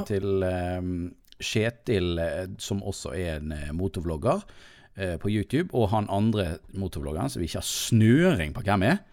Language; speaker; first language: Norwegian; native; Norwegian